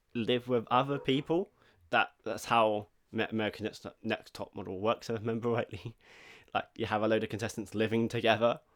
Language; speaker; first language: English; native; English